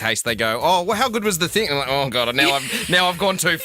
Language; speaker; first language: English; native; English